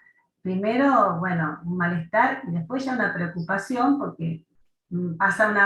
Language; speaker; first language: Spanish; native; Spanish